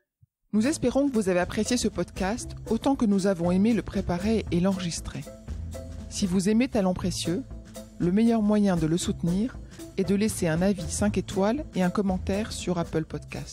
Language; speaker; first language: French; native; French